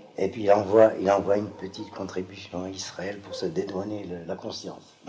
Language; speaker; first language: French; native; French